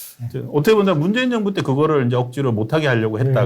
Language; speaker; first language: Korean; native; Korean